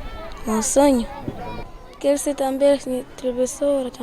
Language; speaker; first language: Portuguese; non-native, local second language; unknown